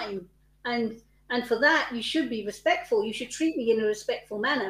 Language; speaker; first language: English; native; English